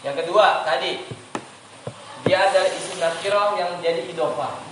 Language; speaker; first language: Indonesian; native; Indonesian